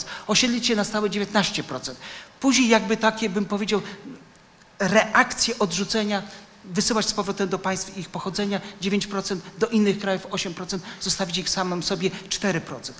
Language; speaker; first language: Polish; native; Polish